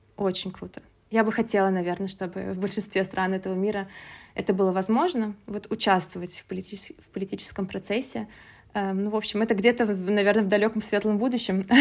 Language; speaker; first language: Russian; native; Russian